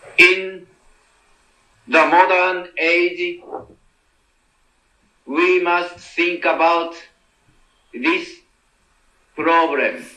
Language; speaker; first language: English; non-native, learner; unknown